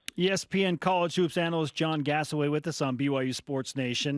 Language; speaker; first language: English; native; English